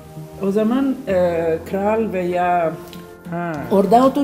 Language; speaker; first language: Turkish; non-native, learner; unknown